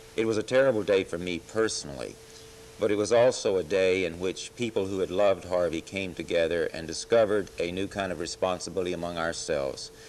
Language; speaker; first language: English; native; English